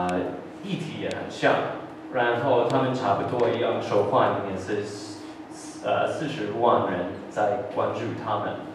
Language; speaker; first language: Chinese; early bilingual, heritage; English